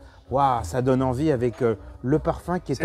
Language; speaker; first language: French; native; French